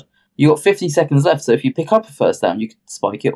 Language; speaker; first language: English; native; English